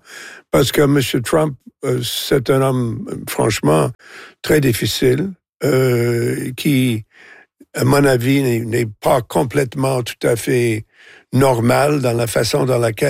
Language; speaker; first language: French; non-native, local second language; English